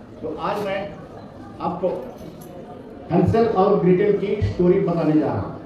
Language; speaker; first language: Hindi; non-native, local second language; Marathi